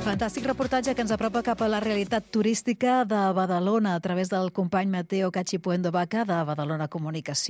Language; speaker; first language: Catalan; native; Catalan